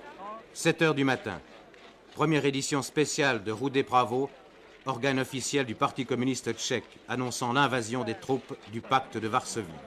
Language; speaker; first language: French; native; French